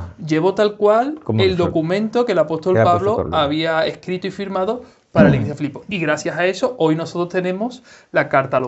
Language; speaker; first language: Spanish; native; Spanish